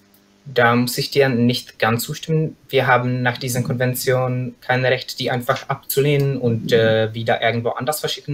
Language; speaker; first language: German; non-native, fluent; Czech